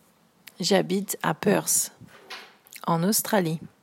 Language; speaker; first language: French; non-native, learner; English